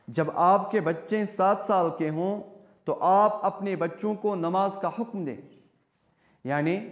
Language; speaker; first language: Hindi; non-native, local second language; Kashmiri